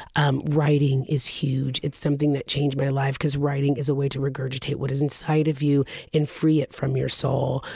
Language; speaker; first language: English; early bilingual, other home language; Japanese